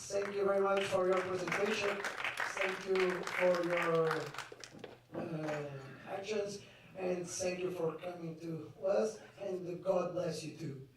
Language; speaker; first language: English; non-native, fluent; Portuguese